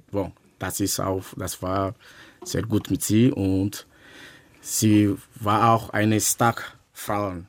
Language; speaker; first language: German; non-native, learner; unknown